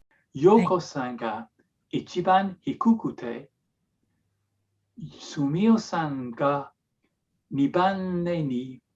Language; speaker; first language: Japanese; non-native, learner; English